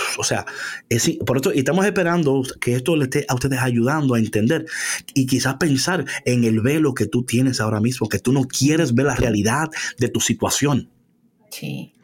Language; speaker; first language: Spanish; early bilingual, heritage; Spanish